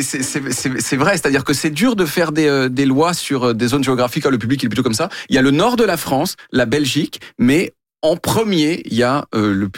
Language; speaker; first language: French; native; French